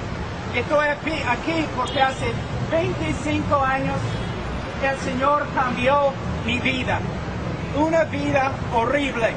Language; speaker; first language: Spanish; non-native, fluent; English